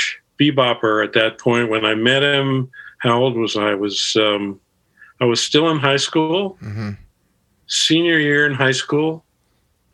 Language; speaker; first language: English; native; English